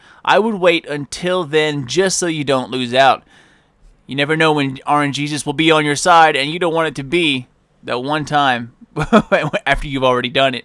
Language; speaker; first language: English; native; English